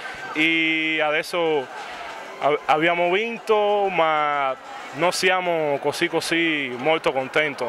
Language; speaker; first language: Italian; non-native, learner; Spanish